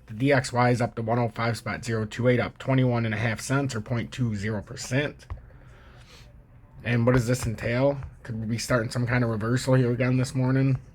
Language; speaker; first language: English; native; English